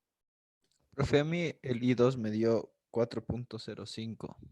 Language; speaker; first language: Spanish; native; Spanish